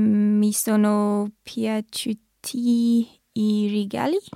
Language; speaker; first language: Italian; non-native, learner; English